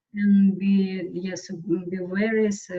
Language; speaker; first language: English; non-native, learner; Russian